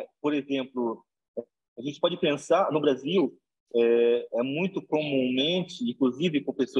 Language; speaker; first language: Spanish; non-native, learner; Portuguese